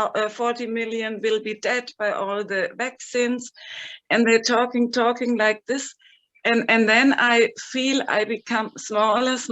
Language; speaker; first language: English; non-native, fluent; German